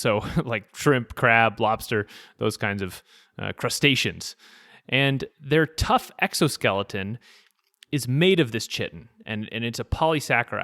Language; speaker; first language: English; native; English